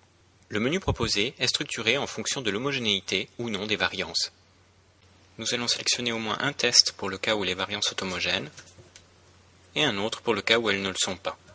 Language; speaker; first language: French; native; French